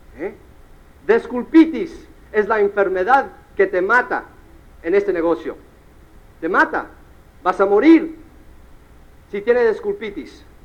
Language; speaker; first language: Spanish; early bilingual, heritage; Spanish